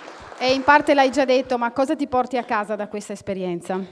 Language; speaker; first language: Italian; native; Italian